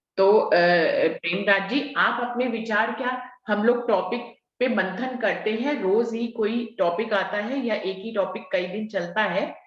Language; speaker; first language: Hindi; native; Hindi